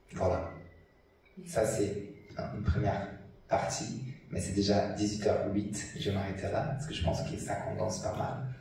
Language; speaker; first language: French; non-native, fluent; Portuguese